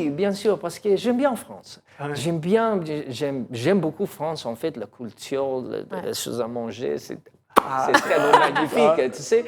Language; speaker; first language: French; non-native, learner; English